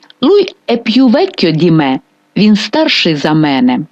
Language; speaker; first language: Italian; non-native, fluent; Ukrainian